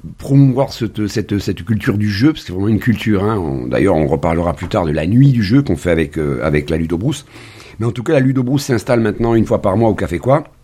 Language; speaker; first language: French; native; French